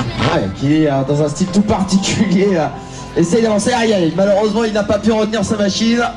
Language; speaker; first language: French; native; French